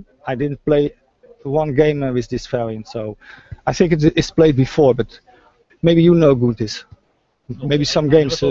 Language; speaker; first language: English; non-native, fluent; Dutch